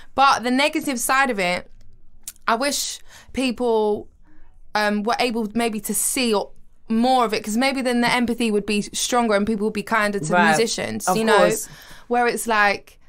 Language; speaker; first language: English; native; English